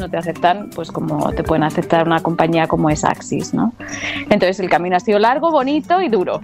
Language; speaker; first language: Spanish; native; Spanish